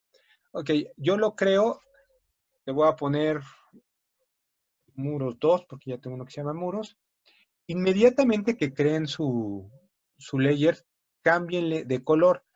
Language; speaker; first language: Spanish; native; Spanish